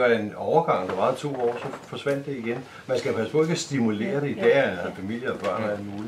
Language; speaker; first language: Danish; native; Danish